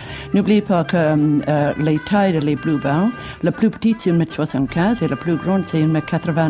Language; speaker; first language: French; non-native, fluent; English